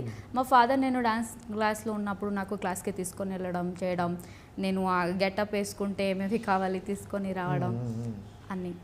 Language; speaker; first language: Telugu; non-native, learner; Odia